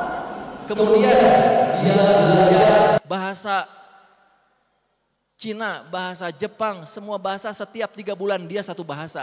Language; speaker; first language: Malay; non-native, local second language; Sundanese